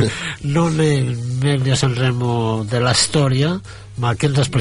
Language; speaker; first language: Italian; non-native, learner; Catalan